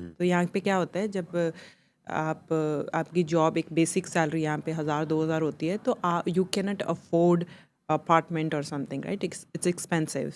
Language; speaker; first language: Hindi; non-native, local second language; Punjabi